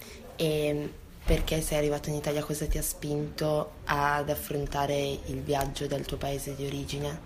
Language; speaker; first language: Italian; native; Italian